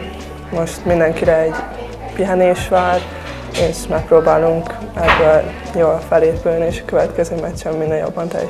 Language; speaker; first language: Hungarian; native; Hungarian